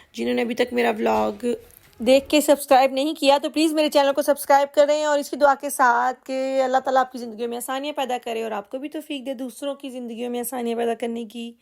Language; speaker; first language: Urdu; non-native, local second language; Punjabi